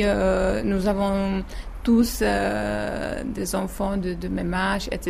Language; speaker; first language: French; non-native, fluent; Czech